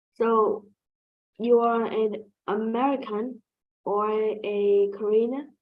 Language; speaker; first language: English; non-native, fluent; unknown